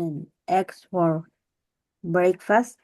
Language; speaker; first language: English; non-native, learner; Spanish